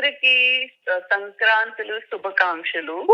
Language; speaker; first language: Telugu; non-native, learner; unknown